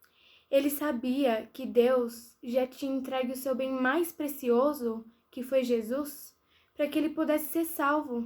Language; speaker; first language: Portuguese; native; Portuguese